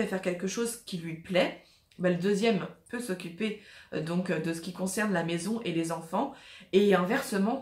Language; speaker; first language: French; native; French